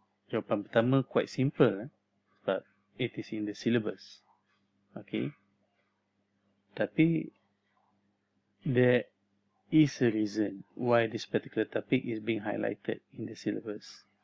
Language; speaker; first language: English; non-native, local second language; Malay